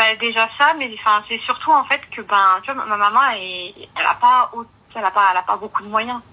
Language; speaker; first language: French; early bilingual, other home language; Arabic